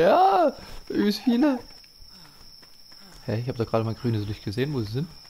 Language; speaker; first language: German; native; German